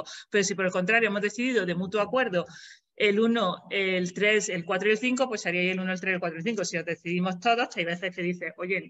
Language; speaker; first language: Spanish; native; Spanish